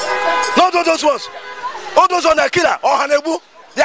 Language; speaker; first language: English; non-native, local second language; Igbo